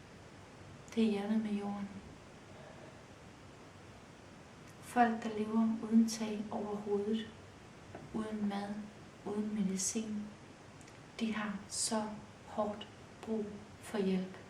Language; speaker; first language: Danish; early bilingual, other home language; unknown